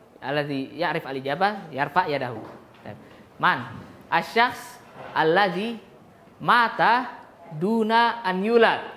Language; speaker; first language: Arabic; non-native, fluent; Indonesian